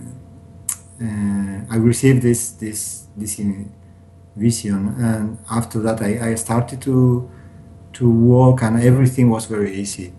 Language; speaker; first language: English; non-native, learner; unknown